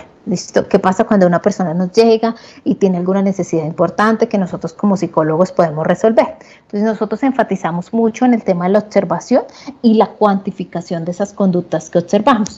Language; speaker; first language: Spanish; native; Spanish